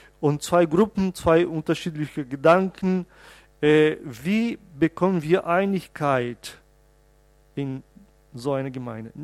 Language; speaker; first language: German; non-native, fluent; Portuguese